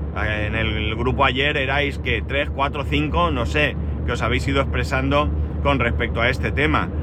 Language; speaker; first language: Spanish; native; Spanish